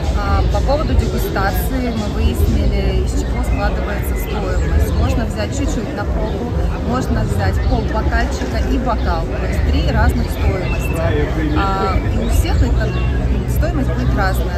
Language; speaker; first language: Russian; native; Russian